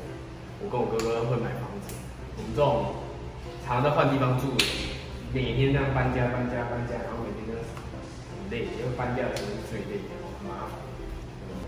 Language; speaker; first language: Chinese; native; Chinese